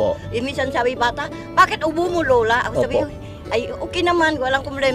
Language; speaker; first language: Filipino; non-native, learner; Vietnamese